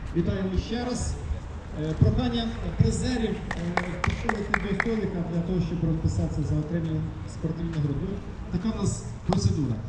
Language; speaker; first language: Ukrainian; native; Ukrainian